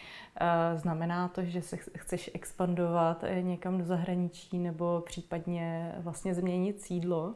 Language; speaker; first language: Czech; native; Czech